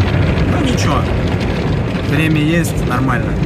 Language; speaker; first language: Russian; native; Russian